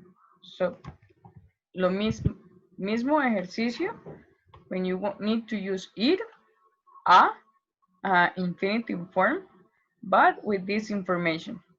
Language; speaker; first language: English; non-native, learner; Spanish